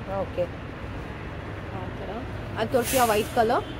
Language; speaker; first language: Kannada; native; Kannada